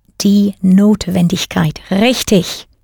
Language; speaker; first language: German; non-native, fluent; English